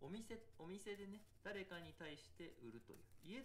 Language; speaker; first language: Japanese; native; Japanese